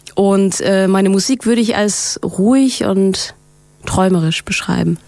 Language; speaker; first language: German; early bilingual, other home language; Mongolian